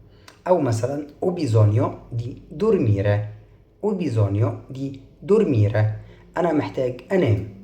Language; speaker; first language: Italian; non-native, fluent; Arabic